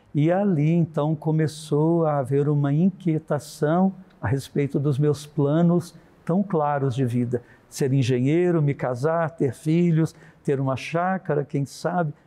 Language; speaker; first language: Portuguese; native; Portuguese